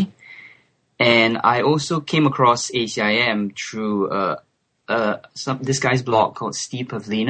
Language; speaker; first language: English; native; English